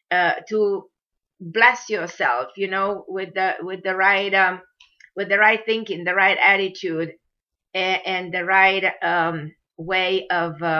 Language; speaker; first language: English; non-native, fluent; Romanian